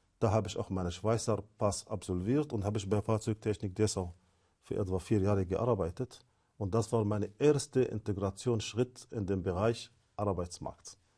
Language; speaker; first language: German; non-native, fluent; Arabic